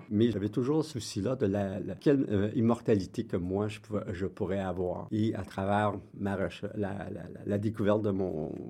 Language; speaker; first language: French; native; French